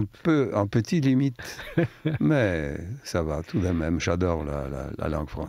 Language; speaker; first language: French; non-native, fluent; Italian